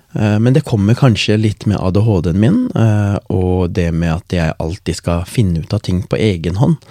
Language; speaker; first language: Norwegian; non-native, local second language; Tamil